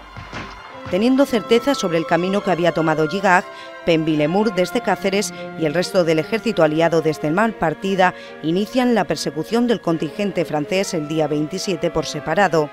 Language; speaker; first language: Spanish; native; Spanish